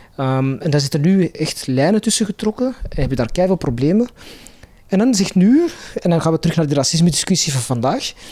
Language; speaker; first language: Dutch; non-native, local second language; Arabic